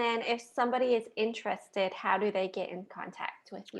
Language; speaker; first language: English; native; English